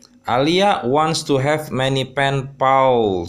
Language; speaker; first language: English; non-native, learner; Indonesian